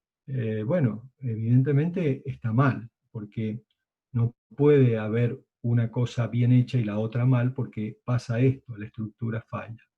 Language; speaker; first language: Spanish; native; Spanish